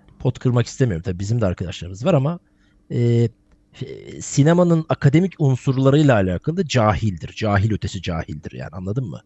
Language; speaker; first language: Turkish; native; Turkish